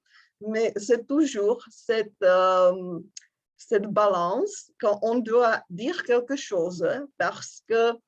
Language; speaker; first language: French; non-native, fluent; Czech